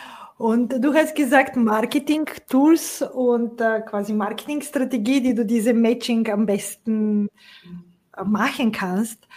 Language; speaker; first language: German; non-native, fluent; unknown